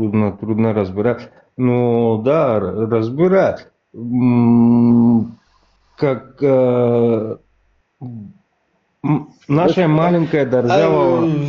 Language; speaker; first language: Russian; non-native, learner; Bulgarian